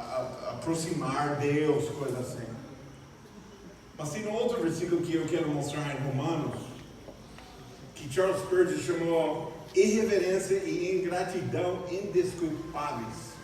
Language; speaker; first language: Portuguese; non-native, fluent; English